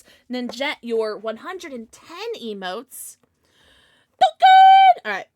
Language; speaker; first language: English; native; English